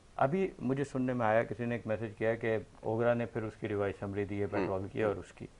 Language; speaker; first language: Urdu; native; Urdu